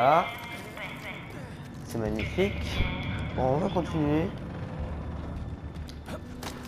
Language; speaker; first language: French; native; French